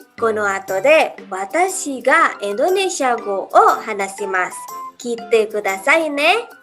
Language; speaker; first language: Japanese; non-native, learner; Indonesian